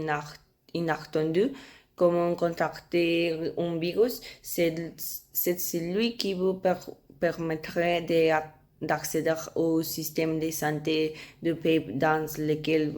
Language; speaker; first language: French; non-native, learner; Spanish